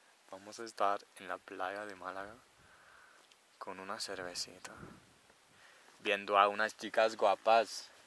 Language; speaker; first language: Spanish; non-native, fluent; English